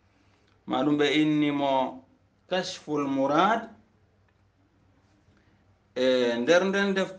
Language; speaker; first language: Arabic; non-native, fluent; Fula